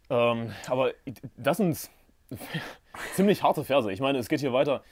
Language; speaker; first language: German; native; German